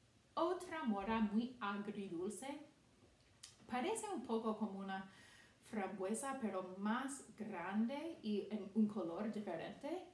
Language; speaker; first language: Spanish; non-native, fluent; English